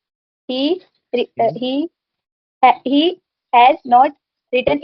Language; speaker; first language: English; non-native, learner; Hindi